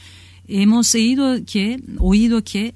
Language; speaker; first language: Spanish; non-native, learner; Kurdish